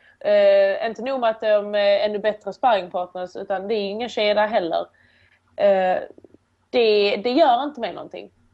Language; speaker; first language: Swedish; early bilingual, other home language; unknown